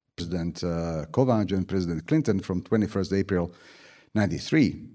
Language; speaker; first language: English; non-native, fluent; Slovak